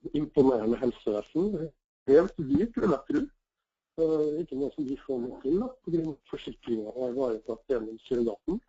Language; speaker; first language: Norwegian; native; Norwegian